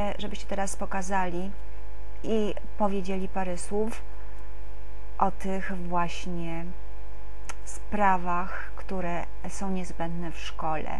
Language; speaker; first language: Polish; native; Polish